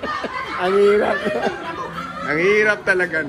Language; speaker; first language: Filipino; native; Filipino